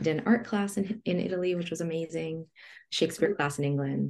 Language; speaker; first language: English; early bilingual, other home language; Spanish